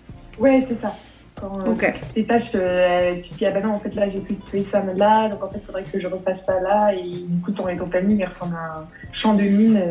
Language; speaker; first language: French; native; French